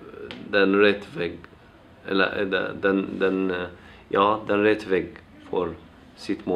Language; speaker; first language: Swedish; non-native, fluent; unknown